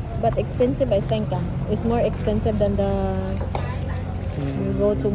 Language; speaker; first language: English; non-native, local second language; Filipino